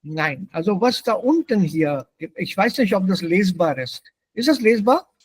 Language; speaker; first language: German; non-native, fluent; Hindi